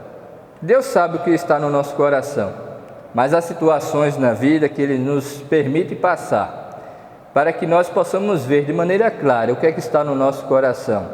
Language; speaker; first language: Portuguese; native; Portuguese